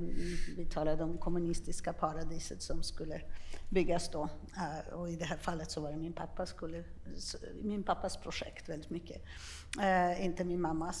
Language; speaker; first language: Swedish; non-native, fluent; Polish